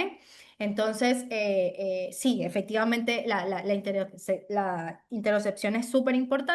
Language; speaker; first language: Spanish; native; Spanish